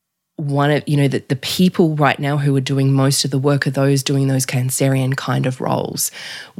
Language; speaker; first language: English; native; English